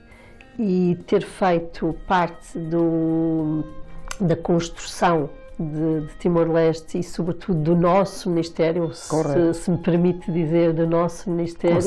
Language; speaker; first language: Portuguese; native; Portuguese